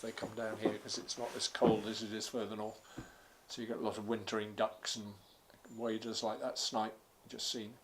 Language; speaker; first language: English; native; English